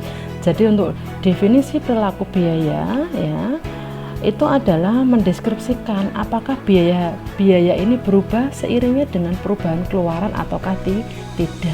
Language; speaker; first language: Indonesian; native; Indonesian